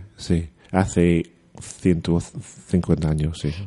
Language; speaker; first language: Spanish; non-native, learner; English